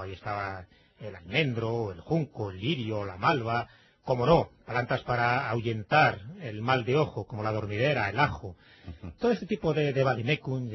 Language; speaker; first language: Spanish; native; Spanish